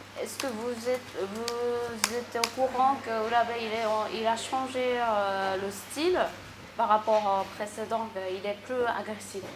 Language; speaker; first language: French; non-native, fluent; Japanese